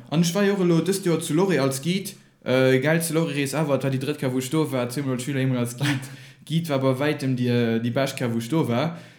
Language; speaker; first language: German; non-native, local second language; Luxembourgish